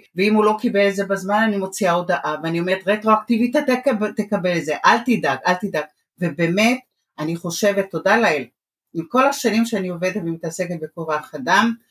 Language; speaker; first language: Hebrew; native; Hebrew